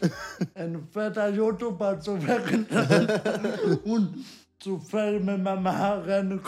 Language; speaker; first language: German; non-native, learner; Polish